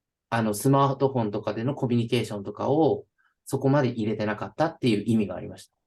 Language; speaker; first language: Japanese; native; Japanese